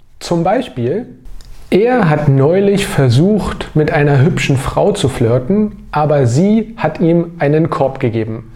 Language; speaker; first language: German; native; German